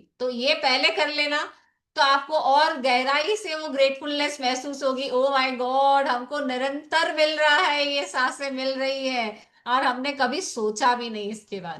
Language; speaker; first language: Hindi; native; Hindi